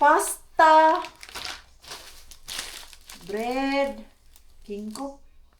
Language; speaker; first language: English; non-native, local second language; Filipino